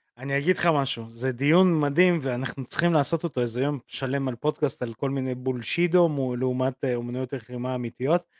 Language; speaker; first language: Hebrew; early bilingual, other home language; Russian